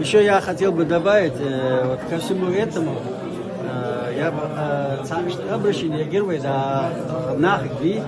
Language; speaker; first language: Russian; non-native, local second language; Ingush